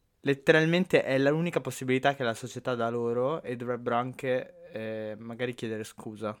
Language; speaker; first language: Italian; native; Italian